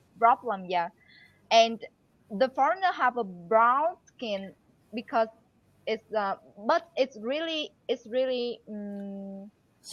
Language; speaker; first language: English; non-native, learner; Vietnamese